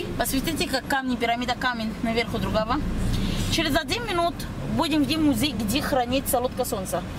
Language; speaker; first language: Russian; non-native, learner; Arabic